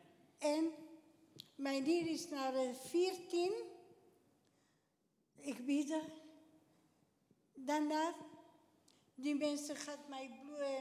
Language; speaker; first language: Dutch; non-native, local second language; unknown